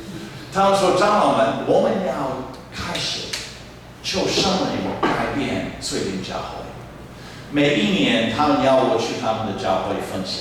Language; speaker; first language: Chinese; non-native, fluent; English